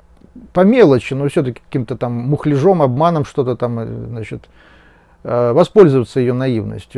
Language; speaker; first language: Russian; native; Russian